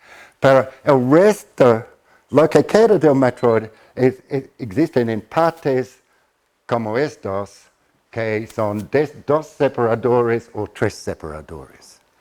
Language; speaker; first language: Spanish; non-native, fluent; English